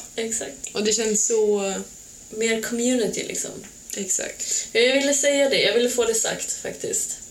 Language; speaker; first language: Swedish; early bilingual, other home language; Hungarian